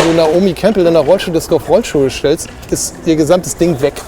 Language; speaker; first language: German; native; German